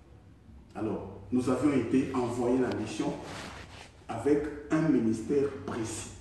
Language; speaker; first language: French; non-native, local second language; Lingala